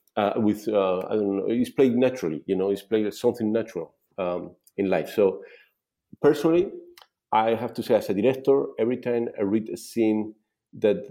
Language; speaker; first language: English; non-native, fluent; Spanish